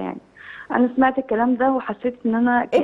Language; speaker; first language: Arabic; native; Arabic